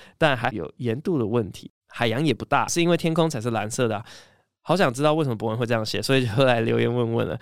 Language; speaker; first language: Chinese; early bilingual, other home language; English